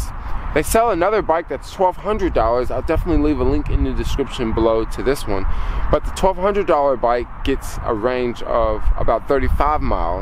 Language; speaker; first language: English; native; English